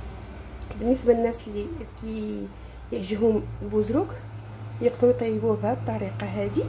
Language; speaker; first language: Arabic; native; Arabic